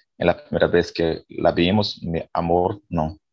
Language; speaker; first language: Spanish; non-native, fluent; Portuguese